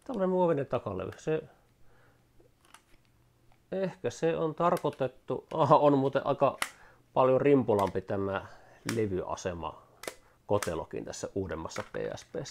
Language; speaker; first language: Finnish; native; Finnish